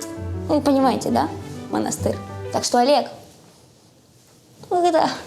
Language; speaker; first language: Russian; native; Russian